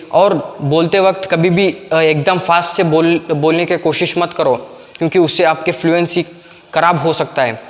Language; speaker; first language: Hindi; non-native, local second language; Kannada